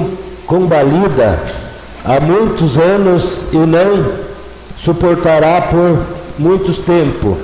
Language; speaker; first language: Portuguese; native; Portuguese